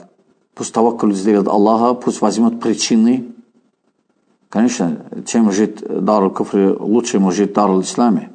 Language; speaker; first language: Russian; non-native, fluent; Azerbaijani